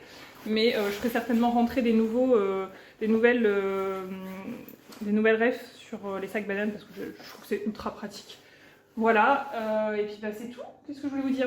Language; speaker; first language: French; native; French